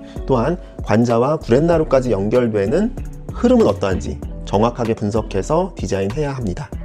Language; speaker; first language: Korean; native; Korean